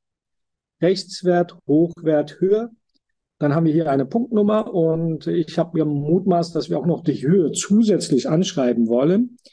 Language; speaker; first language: German; native; German